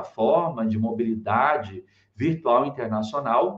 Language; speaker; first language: Portuguese; native; Portuguese